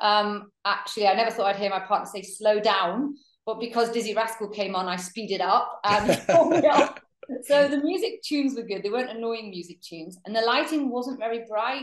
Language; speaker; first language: English; native; English